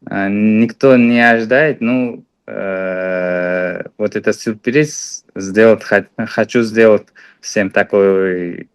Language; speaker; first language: Russian; non-native, fluent; Uzbek